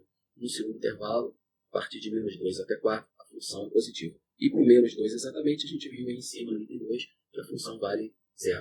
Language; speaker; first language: Portuguese; native; Portuguese